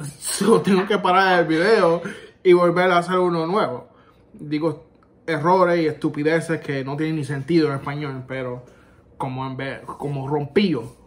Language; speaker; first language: Spanish; native; Spanish